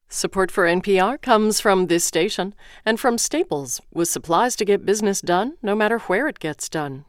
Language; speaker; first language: English; non-native, fluent; Ukrainian